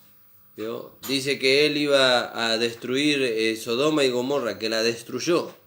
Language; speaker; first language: Spanish; native; Spanish